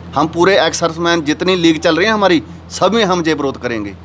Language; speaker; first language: Hindi; native; Hindi